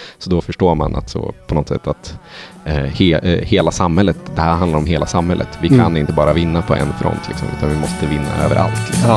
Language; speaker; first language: Swedish; native; Swedish